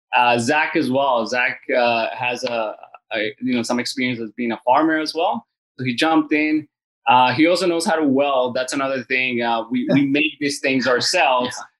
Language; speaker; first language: English; early bilingual, other home language; Spanish